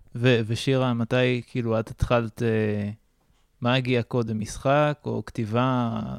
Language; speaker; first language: Hebrew; native; Hebrew